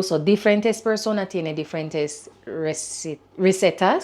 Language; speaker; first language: Spanish; non-native, learner; English